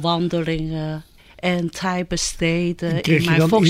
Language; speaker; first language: Dutch; non-native, fluent; Chinese